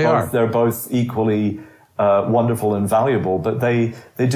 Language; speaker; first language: English; native; English